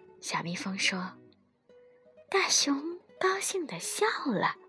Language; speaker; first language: Chinese; native; Chinese